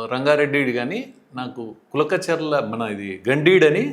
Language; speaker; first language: Telugu; native; Telugu